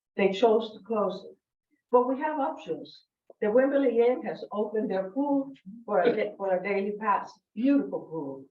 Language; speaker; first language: English; non-native, fluent; Spanish